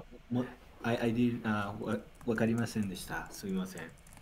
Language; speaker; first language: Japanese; non-native, learner; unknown